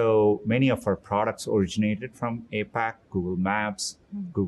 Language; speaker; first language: English; non-native, local second language; Tamil